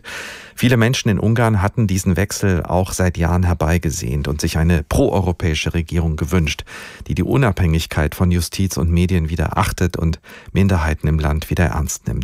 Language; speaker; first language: German; native; German